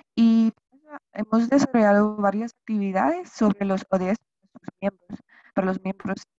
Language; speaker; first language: Spanish; non-native, fluent; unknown